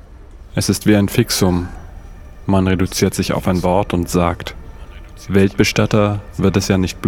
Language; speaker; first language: German; non-native, fluent; Spanish